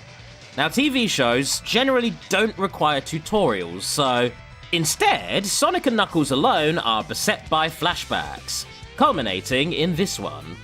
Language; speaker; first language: English; native; English